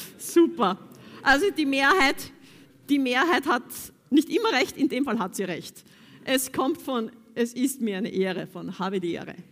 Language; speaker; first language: German; native; German